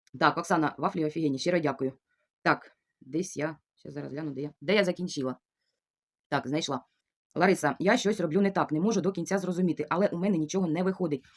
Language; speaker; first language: Ukrainian; non-native, local second language; Russian